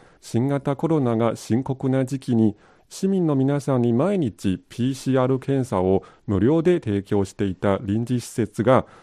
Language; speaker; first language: Japanese; non-native, fluent; Chinese